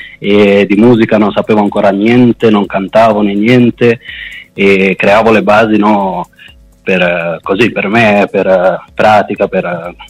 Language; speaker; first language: Italian; native; Italian